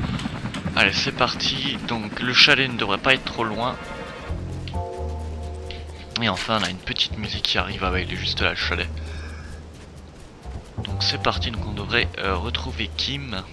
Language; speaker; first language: French; native; French